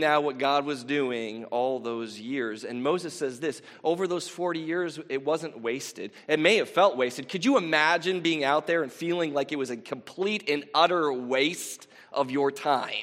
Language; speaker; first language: English; native; English